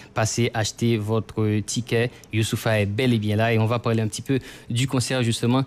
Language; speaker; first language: French; non-native, local second language; Haitian Creole